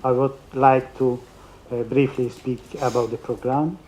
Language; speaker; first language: English; non-native, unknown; Persian